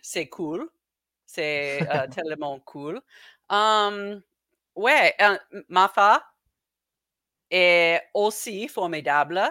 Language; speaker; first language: French; non-native, learner; English